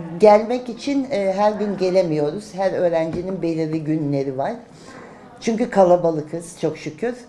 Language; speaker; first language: Turkish; native; Turkish